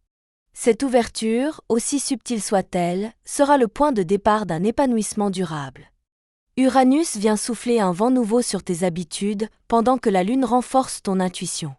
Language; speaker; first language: French; native; French